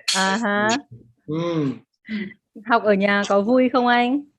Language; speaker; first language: Vietnamese; native; Vietnamese